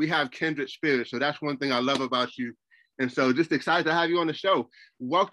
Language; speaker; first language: English; native; English